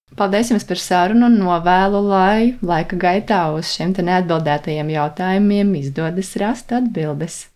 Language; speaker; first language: Latvian; native; Latvian